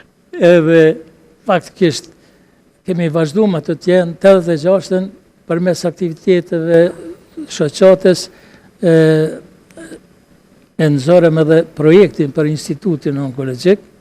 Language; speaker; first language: Albanian; native; Albanian